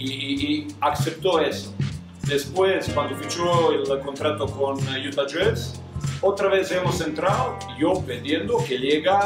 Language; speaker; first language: Spanish; non-native, fluent; Croatian